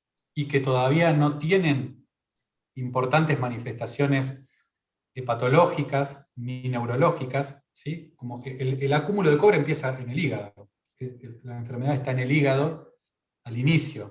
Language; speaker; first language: Spanish; native; Spanish